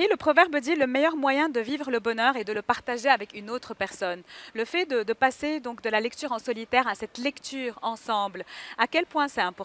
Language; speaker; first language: French; native; French